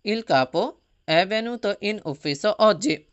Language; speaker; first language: Italian; non-native, fluent; Bangla